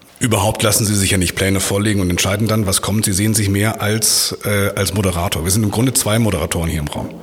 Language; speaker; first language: German; native; German